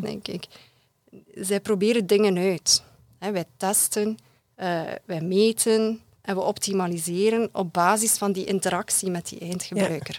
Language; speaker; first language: Dutch; native; Dutch